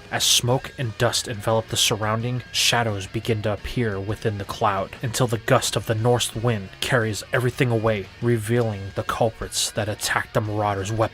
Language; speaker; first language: English; native; English